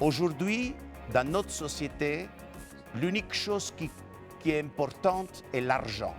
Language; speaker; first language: French; non-native, fluent; Italian